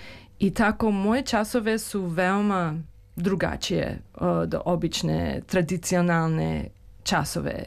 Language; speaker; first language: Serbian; early bilingual, heritage; Serbian